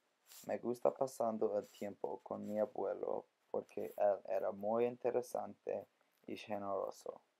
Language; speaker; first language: Spanish; non-native, learner; English